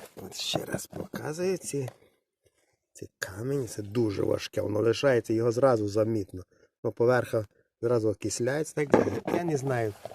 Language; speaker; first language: Ukrainian; non-native, local second language; Russian